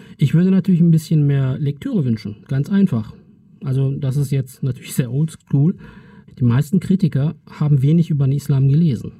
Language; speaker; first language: German; early bilingual, other home language; Turkish